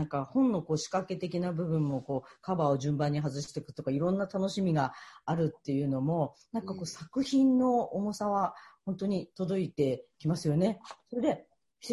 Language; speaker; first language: Japanese; native; Japanese